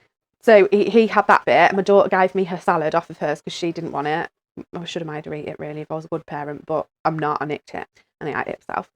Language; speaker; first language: English; native; English